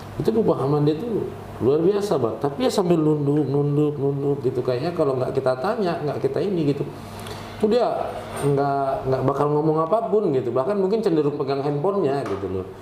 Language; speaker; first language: Indonesian; native; Indonesian